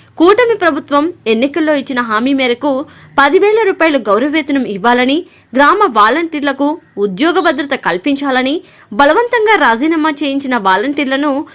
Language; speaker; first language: Telugu; native; Telugu